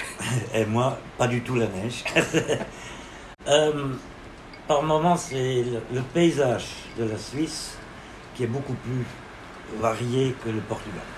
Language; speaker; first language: French; non-native, local second language; German